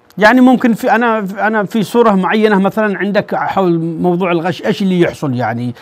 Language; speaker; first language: Arabic; native; Arabic